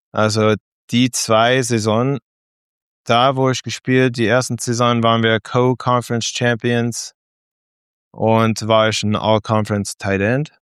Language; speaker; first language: German; non-native, learner; English